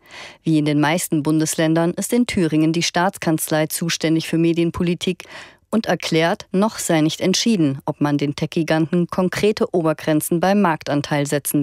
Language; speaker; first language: German; native; German